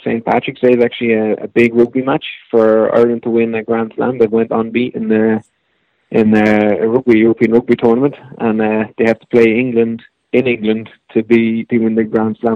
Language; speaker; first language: English; native; English